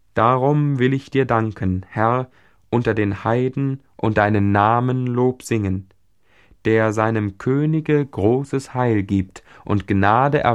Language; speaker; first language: German; native; German